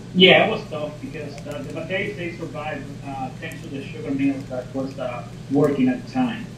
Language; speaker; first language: English; non-native, fluent; Spanish